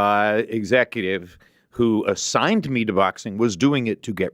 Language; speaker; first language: English; native; English